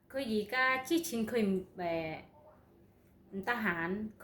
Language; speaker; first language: Cantonese; non-native, learner; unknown